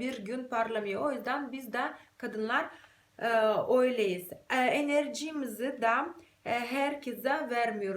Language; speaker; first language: Turkish; non-native, fluent; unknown